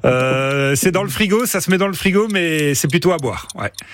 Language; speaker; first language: French; native; French